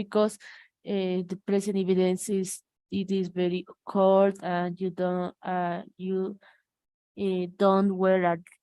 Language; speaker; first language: English; non-native, learner; Spanish